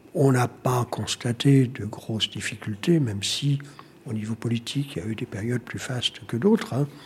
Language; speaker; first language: French; native; French